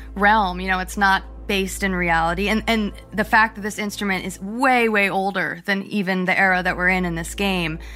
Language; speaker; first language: English; native; English